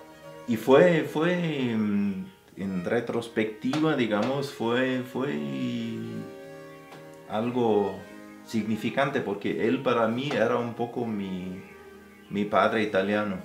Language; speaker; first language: Spanish; non-native, fluent; German